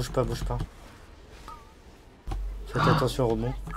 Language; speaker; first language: French; native; French